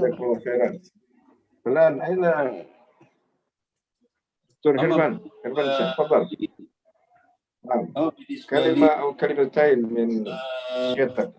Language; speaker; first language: Arabic; non-native, fluent; Indonesian